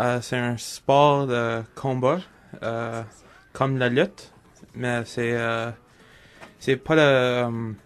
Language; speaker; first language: French; non-native, local second language; English